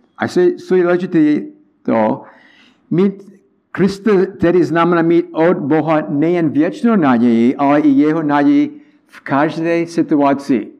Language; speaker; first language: Czech; non-native, learner; English